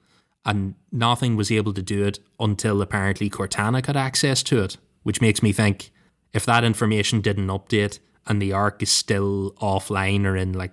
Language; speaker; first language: English; native; English